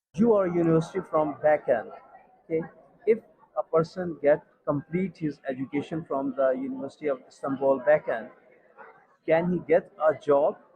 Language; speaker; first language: English; non-native, local second language; Urdu